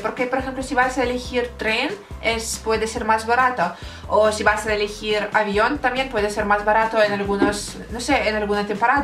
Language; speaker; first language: Spanish; non-native, learner; Russian